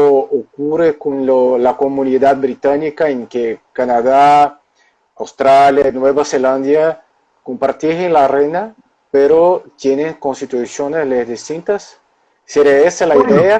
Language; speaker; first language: Spanish; non-native, local second language; Portuguese